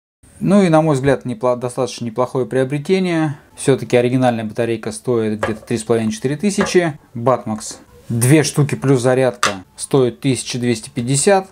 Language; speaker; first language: Russian; native; Russian